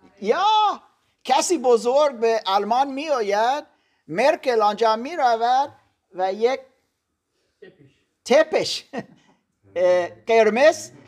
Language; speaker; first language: Persian; non-native, learner; German